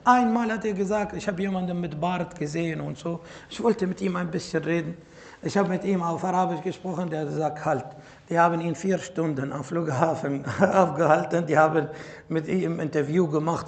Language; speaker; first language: German; non-native, fluent; Arabic